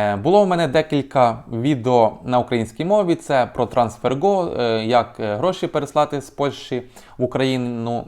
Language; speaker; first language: Ukrainian; native; Ukrainian